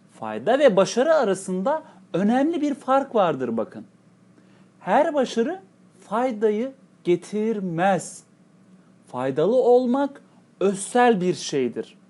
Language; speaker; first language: Turkish; native; Turkish